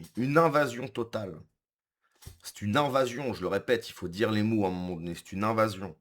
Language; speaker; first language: French; native; French